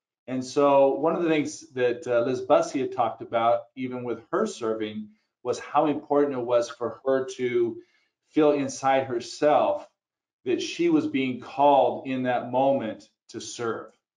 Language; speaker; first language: English; native; English